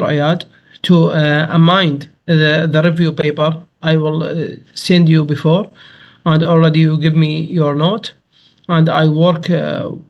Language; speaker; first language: English; non-native, learner; Arabic